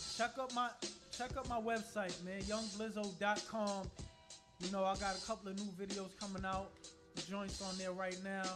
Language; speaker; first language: English; native; English